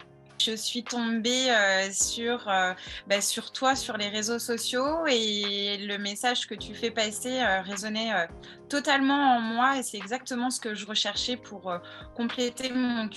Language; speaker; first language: French; native; French